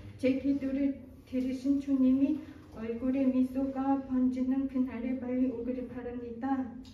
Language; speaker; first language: Korean; non-native, fluent; Mongolian